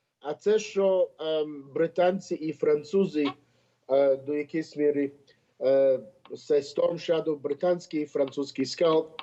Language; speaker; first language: Ukrainian; early bilingual, heritage; Ukrainian